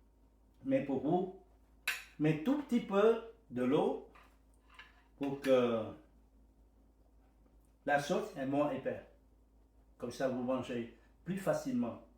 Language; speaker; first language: French; non-native, learner; Vietnamese